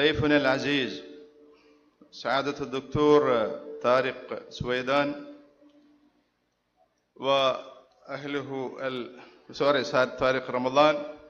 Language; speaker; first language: Arabic; non-native, fluent; Malayalam